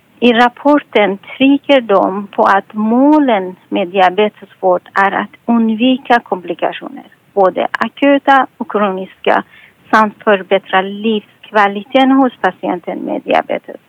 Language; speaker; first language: Swedish; non-native, fluent; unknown